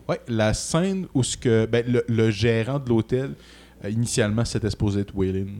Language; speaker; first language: French; native; French